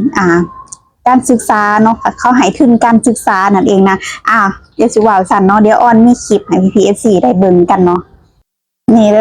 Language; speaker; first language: Thai; non-native, local second language; Northeastern Thai